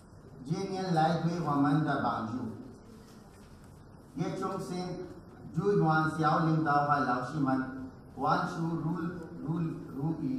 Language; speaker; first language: Chinese; non-native, learner; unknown